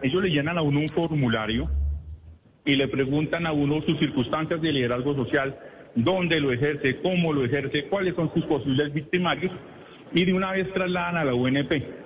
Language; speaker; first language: Spanish; native; Spanish